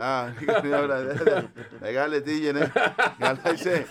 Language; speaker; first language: Greek; non-native, fluent; Spanish